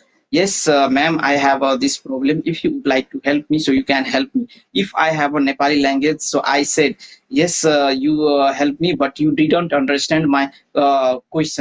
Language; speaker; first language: English; non-native, learner; Maithili